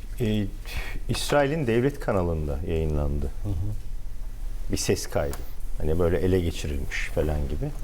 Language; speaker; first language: Turkish; native; Turkish